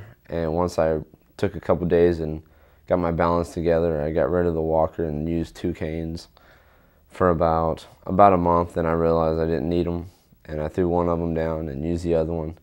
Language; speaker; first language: English; native; English